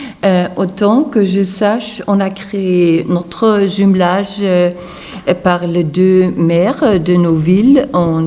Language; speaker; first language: French; non-native, fluent; German